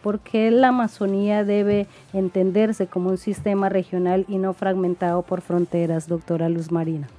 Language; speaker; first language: Spanish; non-native, local second language; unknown